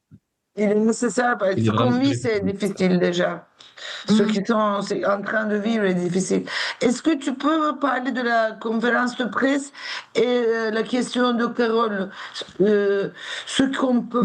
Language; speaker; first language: French; non-native, fluent; Turkish